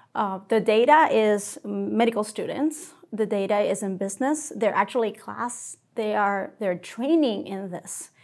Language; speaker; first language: English; non-native, fluent; Spanish